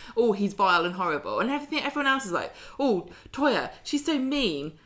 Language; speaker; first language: English; native; English